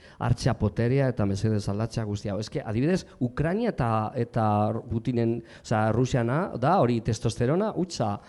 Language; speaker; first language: Basque; non-native, local second language; Spanish